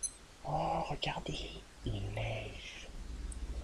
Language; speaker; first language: French; native; French